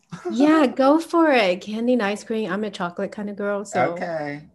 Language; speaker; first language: English; early bilingual, other home language; Chinese